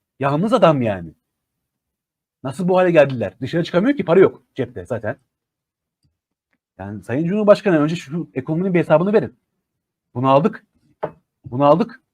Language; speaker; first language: Turkish; native; Turkish